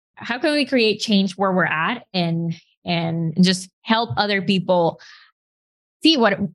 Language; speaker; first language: English; non-native, fluent; Spanish